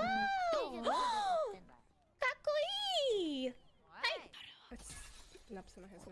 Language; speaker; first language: Japanese; non-native, learner; English